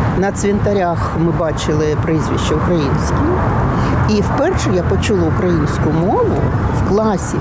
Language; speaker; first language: Ukrainian; non-native, local second language; Russian